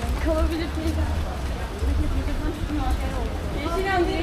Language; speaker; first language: Turkish; native; Turkish